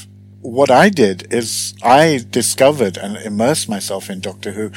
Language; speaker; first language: English; native; English